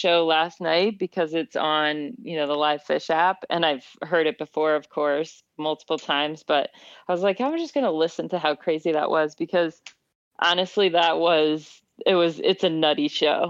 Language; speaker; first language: English; native; English